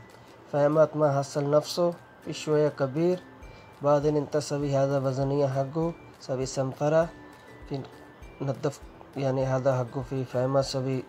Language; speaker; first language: Arabic; non-native, learner; Urdu